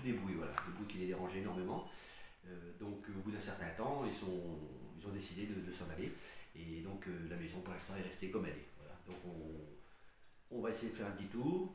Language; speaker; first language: French; native; French